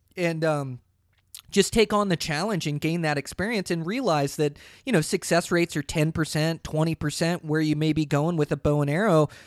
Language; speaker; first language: English; native; English